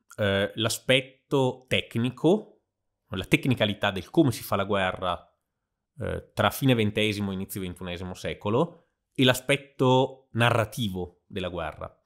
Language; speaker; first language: Italian; native; Italian